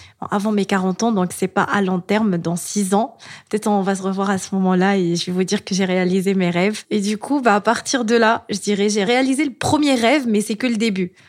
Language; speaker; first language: French; non-native, local second language; Arabic